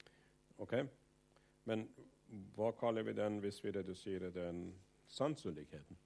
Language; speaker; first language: Norwegian; non-native, fluent; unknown